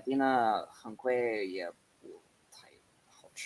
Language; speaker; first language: Chinese; non-native, learner; English